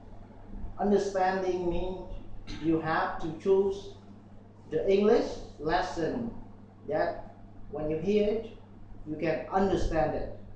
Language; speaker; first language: English; non-native, learner; Vietnamese